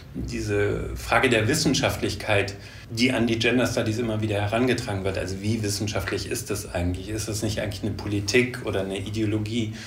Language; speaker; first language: German; native; German